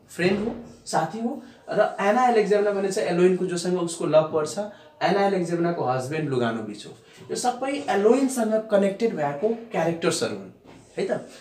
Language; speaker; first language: Nepali; non-native, local second language; Bhojpuri